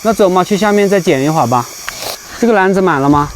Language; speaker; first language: Chinese; native; Chinese